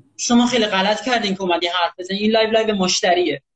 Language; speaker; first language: Persian; native; Persian